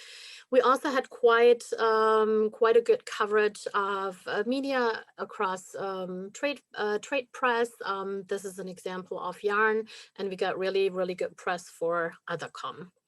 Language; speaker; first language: English; non-native, fluent; German